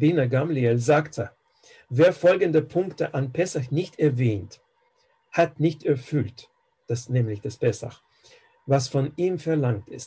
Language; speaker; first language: German; non-native, fluent; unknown